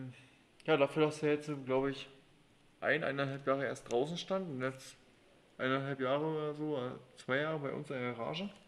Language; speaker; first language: German; native; German